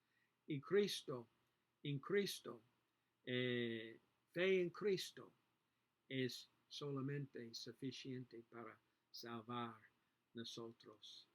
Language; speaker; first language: Spanish; non-native, learner; English